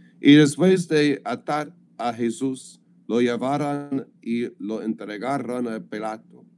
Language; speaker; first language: Spanish; non-native, learner; English